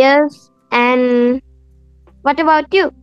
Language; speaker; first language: English; non-native, learner; Sinhala